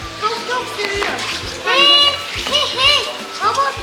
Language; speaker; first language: Turkish; early bilingual, other home language; Persian